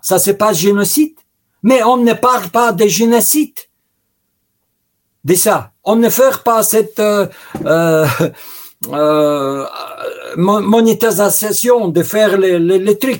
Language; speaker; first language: French; non-native, learner; Russian